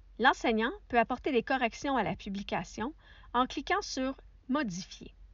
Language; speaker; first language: French; native; French